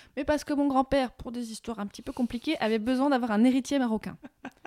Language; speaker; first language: French; native; French